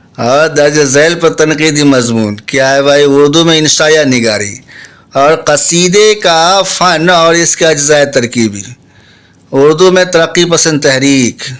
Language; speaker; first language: Urdu; native; Urdu